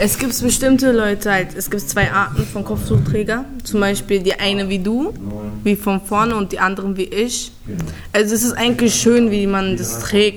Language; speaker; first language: German; early bilingual, other home language; Turkish